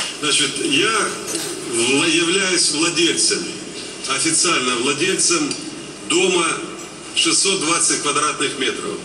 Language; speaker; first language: Russian; native; Russian